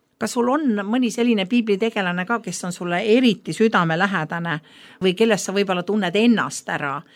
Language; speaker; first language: Estonian; native; Estonian